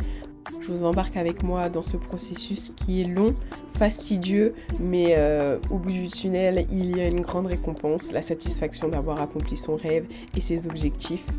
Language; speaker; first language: French; early bilingual, other home language; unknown